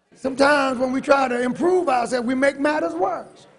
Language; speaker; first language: English; native; English